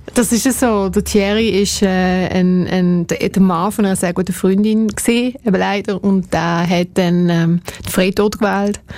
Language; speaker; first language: German; early bilingual, other home language; Spanish